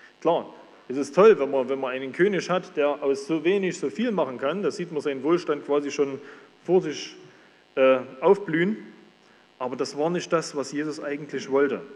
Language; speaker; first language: German; native; German